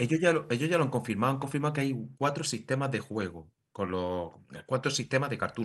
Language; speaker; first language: Spanish; native; Spanish